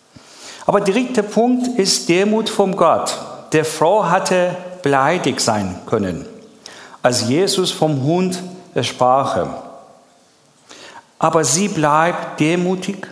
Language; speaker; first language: German; non-native, learner; Persian